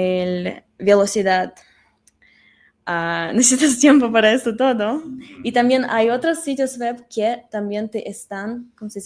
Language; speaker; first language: Spanish; non-native, fluent; Russian